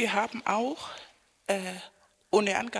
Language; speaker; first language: German; non-native, fluent; Spanish